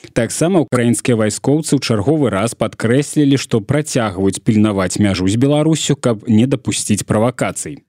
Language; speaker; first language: Belarusian; native; Belarusian